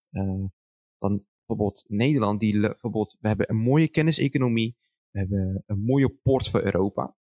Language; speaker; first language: Dutch; early bilingual, other home language; Arabic